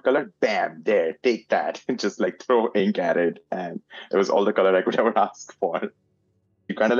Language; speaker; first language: English; non-native, local second language; Hindi